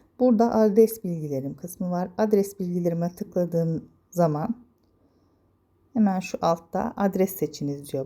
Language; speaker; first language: Turkish; native; Turkish